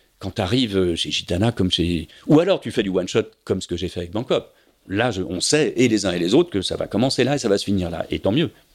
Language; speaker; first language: French; native; French